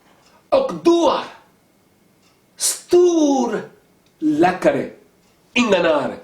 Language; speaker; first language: Swedish; non-native, learner; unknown